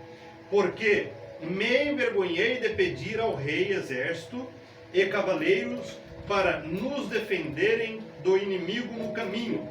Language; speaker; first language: Portuguese; native; Portuguese